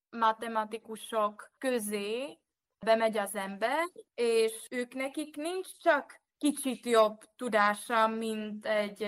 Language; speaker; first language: Hungarian; non-native, fluent; Czech